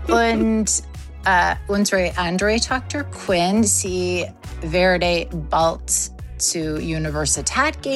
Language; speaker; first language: German; non-native, learner; English